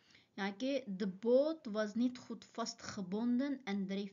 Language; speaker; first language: Dutch; non-native, fluent; Uyghur